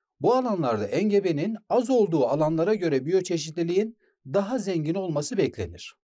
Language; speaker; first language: Turkish; native; Turkish